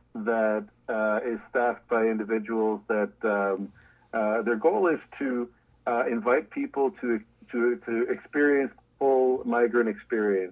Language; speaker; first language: English; native; English